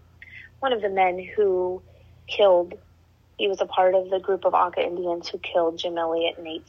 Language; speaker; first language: English; native; English